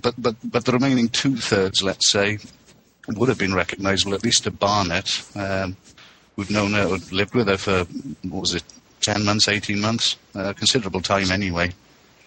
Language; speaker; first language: English; native; English